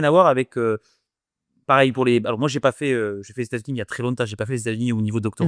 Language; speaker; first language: French; native; French